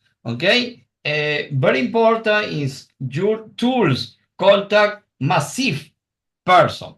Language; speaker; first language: English; non-native, learner; Spanish